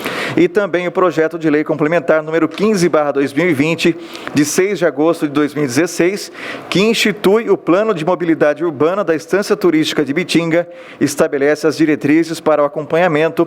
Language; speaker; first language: Portuguese; native; Portuguese